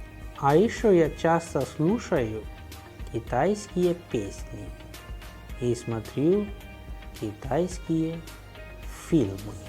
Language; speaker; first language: Russian; non-native, fluent; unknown